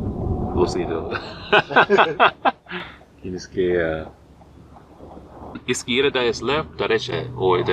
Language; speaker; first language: Spanish; non-native, learner; English